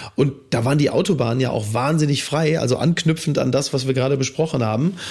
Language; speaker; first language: German; native; German